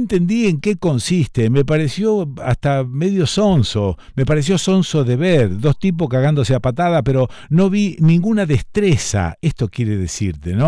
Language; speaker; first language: Spanish; native; Spanish